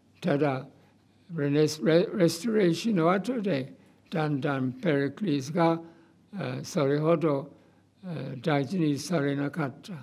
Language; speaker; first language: Japanese; non-native, fluent; English